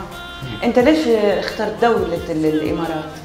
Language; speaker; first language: Arabic; native; Arabic